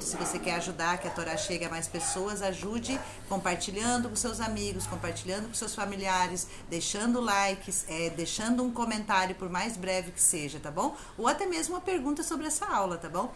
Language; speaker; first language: Portuguese; native; Portuguese